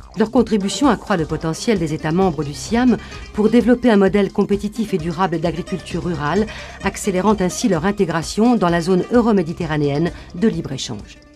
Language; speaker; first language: French; native; French